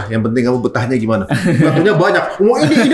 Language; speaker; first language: Indonesian; native; Indonesian